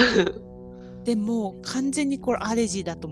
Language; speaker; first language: Japanese; native; Japanese